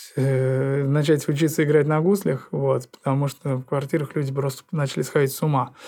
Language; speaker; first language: Russian; native; Russian